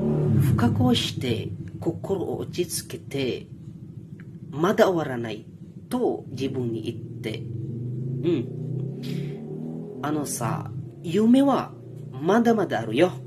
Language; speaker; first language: Japanese; non-native, learner; Indonesian